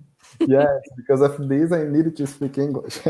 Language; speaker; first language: English; non-native, learner; Portuguese